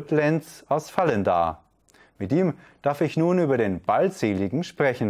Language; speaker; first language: German; native; German